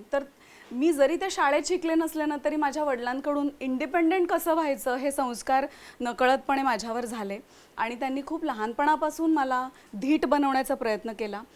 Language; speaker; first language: Marathi; native; Marathi